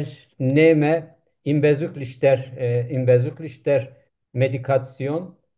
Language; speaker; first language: German; non-native, learner; Turkish